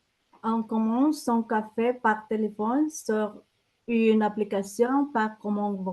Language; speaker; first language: French; non-native, learner; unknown